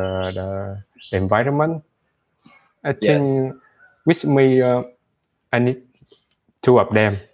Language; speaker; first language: English; non-native, learner; Vietnamese